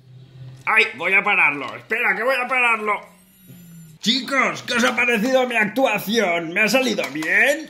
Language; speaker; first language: Spanish; native; Spanish